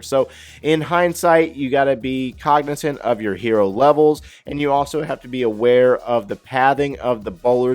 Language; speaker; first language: English; native; English